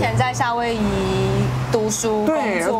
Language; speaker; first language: Chinese; native; Chinese